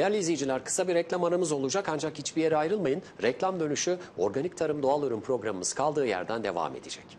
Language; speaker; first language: Turkish; native; Turkish